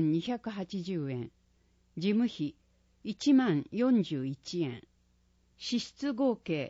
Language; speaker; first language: Japanese; native; Japanese